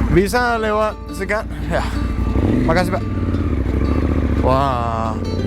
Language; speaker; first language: Indonesian; non-native, learner; English